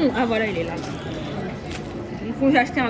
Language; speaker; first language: French; native; French